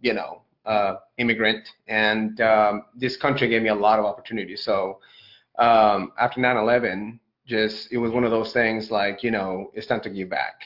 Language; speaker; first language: English; non-native, fluent; Spanish